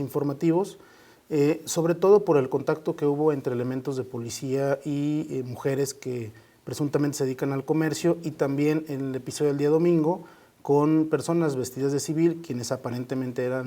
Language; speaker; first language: Spanish; native; Spanish